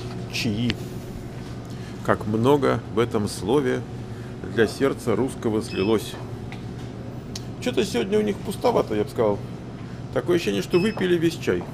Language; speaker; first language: Russian; native; Russian